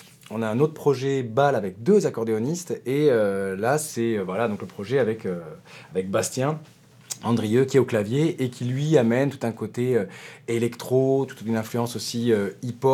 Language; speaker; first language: French; native; French